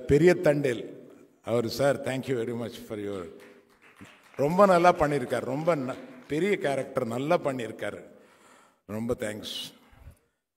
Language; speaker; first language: Tamil; non-native, local second language; Telugu